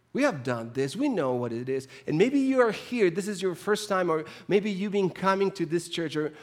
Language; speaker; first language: English; non-native, fluent; Spanish